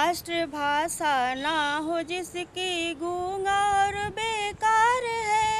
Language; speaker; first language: Hindi; native; Hindi